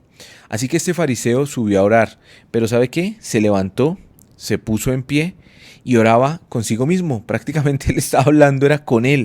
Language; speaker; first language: Spanish; native; Spanish